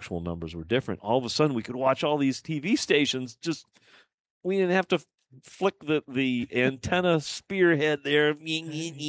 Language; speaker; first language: English; native; English